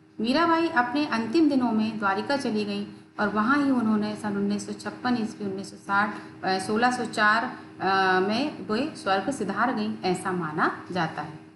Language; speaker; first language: Hindi; native; Hindi